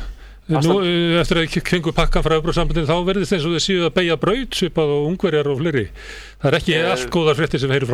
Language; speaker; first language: Icelandic; native; Icelandic